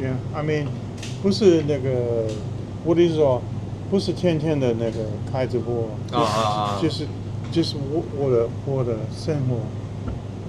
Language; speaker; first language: Chinese; non-native, fluent; English